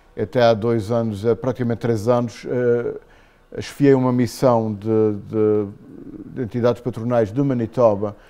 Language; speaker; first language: Portuguese; native; Portuguese